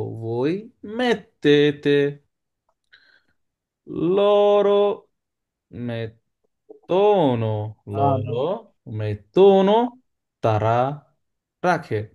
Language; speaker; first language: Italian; non-native, fluent; Bangla